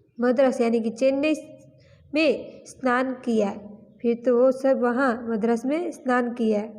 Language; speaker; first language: Hindi; non-native, local second language; Gujarati